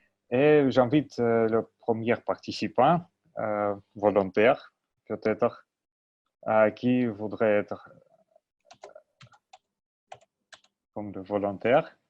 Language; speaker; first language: French; non-native, learner; Russian